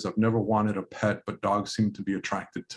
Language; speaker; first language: English; native; English